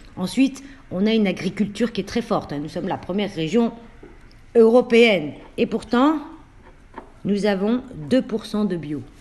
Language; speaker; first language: French; native; French